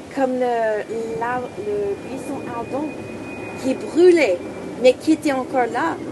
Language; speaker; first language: French; non-native, fluent; English